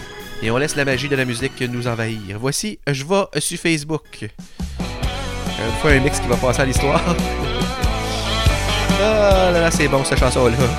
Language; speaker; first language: French; native; French